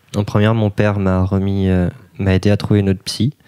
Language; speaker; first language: French; native; French